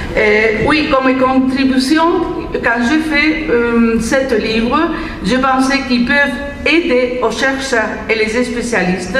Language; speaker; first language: French; non-native, fluent; Spanish